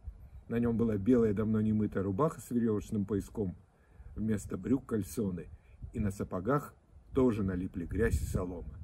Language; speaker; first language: Russian; native; Russian